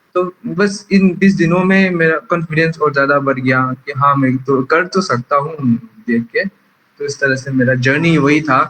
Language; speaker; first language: Hindi; non-native, local second language; Manipuri